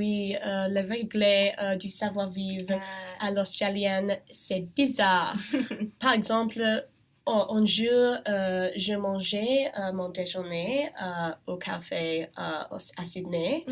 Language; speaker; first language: French; non-native, learner; English